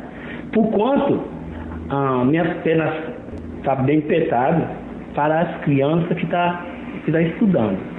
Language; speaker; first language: Portuguese; non-native, learner; Haitian Creole